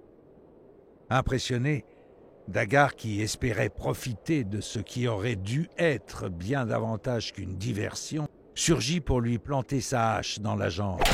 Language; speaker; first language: French; native; French